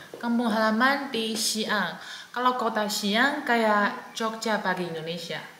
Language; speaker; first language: Indonesian; non-native, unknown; Chinese